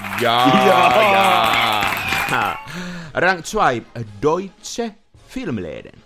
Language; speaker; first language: German; non-native, learner; Finnish